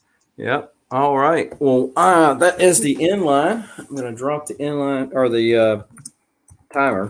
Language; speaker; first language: English; native; English